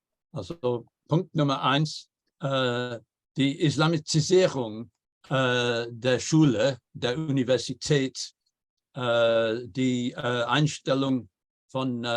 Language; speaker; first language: German; non-native, fluent; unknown